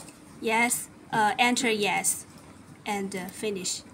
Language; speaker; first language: English; non-native, learner; Chinese